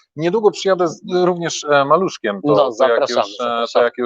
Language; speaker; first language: Polish; native; Polish